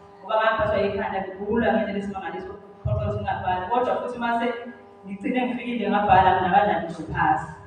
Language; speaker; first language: Zulu; native; Zulu